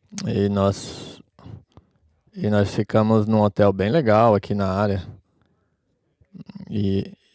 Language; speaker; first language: Portuguese; non-native, fluent; English